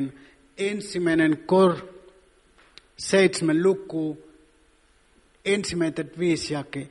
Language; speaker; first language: Finnish; non-native, fluent; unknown